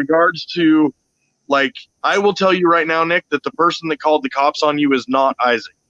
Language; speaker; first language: English; native; English